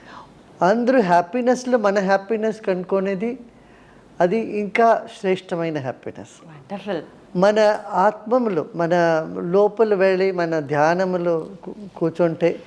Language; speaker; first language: Telugu; non-native, local second language; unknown